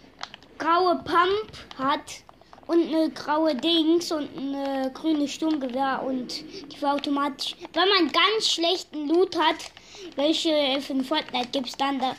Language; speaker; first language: German; native; German